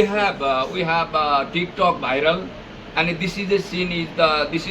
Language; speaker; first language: English; non-native, learner; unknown